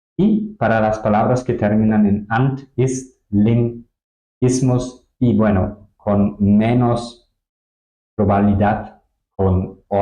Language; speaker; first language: Spanish; non-native, fluent; German